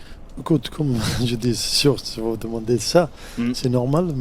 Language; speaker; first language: French; non-native, fluent; Arabic